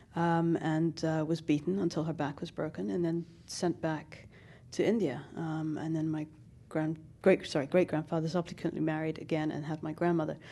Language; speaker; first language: English; native; English